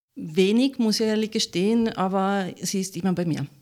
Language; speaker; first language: German; non-native, fluent; Italian